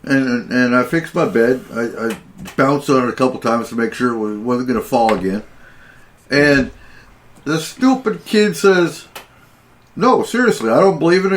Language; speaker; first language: English; native; English